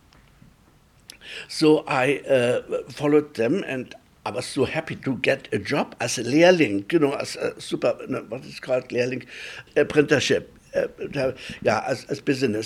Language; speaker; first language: English; early bilingual, other home language; Polish